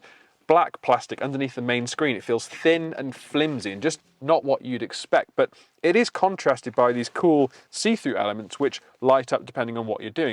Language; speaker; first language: English; native; English